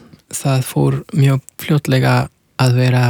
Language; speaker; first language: Icelandic; non-native, fluent; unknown